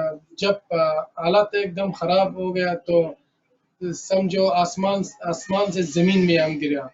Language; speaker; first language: Hindi; early bilingual, other home language; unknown